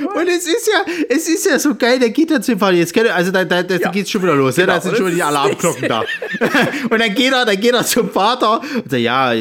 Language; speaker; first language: German; native; German